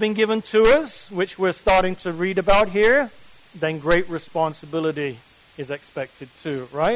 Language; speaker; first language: English; native; English